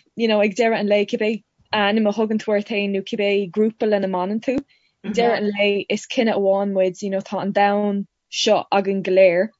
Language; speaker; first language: Irish; non-native, local second language; English